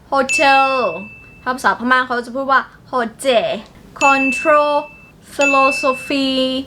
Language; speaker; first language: Thai; non-native, fluent; Burmese